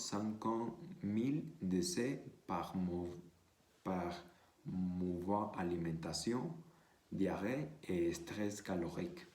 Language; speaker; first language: French; non-native, learner; Spanish